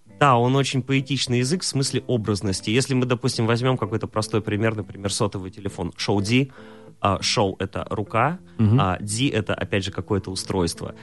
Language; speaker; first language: Russian; native; Russian